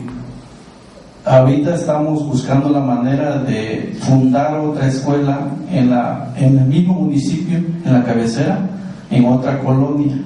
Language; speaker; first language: Spanish; native; Spanish